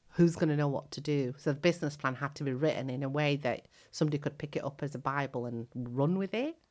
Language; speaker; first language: English; native; English